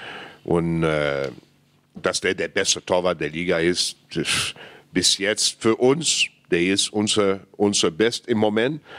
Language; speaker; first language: German; non-native, fluent; English